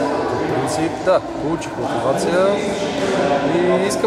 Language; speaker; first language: Bulgarian; native; Bulgarian